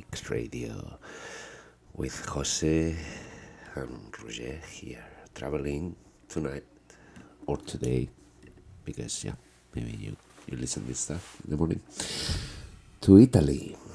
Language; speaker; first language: English; non-native, fluent; Spanish